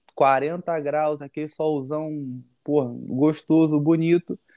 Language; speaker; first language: Portuguese; native; Portuguese